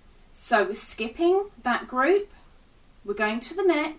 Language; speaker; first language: English; native; English